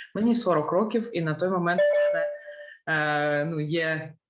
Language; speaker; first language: Ukrainian; non-native, local second language; Russian